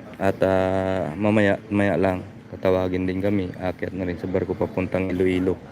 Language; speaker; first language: Filipino; non-native, local second language; Hiligaynon